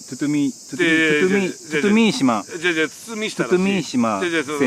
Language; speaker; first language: Japanese; native; Japanese